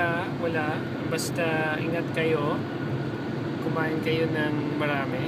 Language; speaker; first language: Filipino; non-native, fluent; English